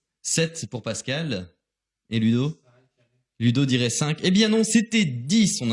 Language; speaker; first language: French; native; French